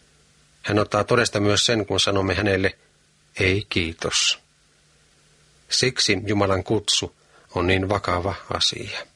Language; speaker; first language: Finnish; native; Finnish